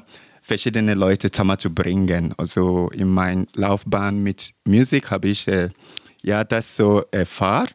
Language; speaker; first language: German; non-native, learner; English